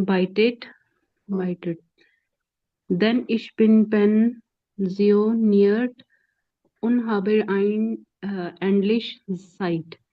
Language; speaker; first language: German; non-native, learner; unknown